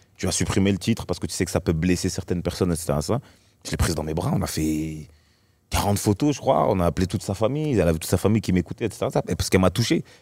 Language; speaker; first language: French; native; French